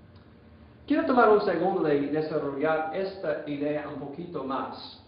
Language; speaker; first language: Spanish; non-native, fluent; English